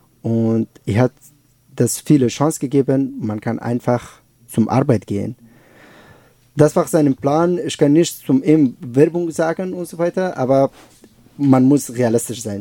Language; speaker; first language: German; non-native, learner; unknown